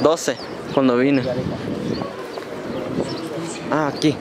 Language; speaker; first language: Spanish; early bilingual, heritage; Spanish